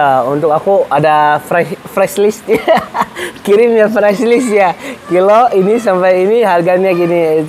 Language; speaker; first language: Indonesian; non-native, learner; Arabic